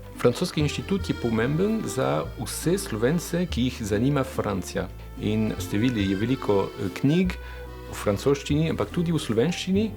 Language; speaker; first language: Slovenian; non-native, fluent; French